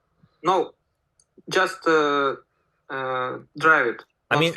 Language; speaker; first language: English; non-native, learner; Russian